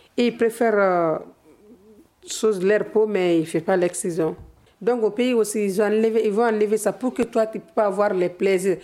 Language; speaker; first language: French; non-native, local second language; Fula